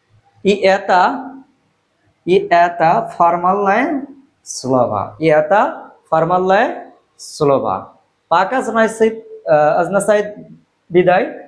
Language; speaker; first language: Russian; non-native, learner; Bangla